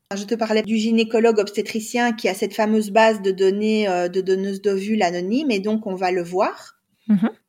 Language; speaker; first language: French; native; French